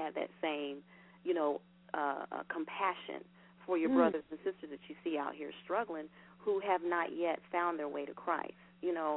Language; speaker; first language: English; native; English